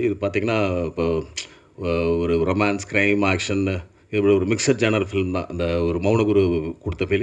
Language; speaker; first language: Tamil; native; Tamil